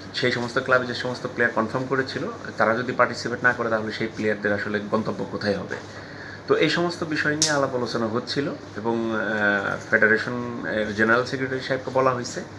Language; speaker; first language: Bangla; native; Bangla